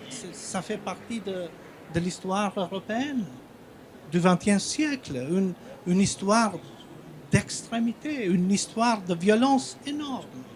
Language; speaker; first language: French; non-native, fluent; Albanian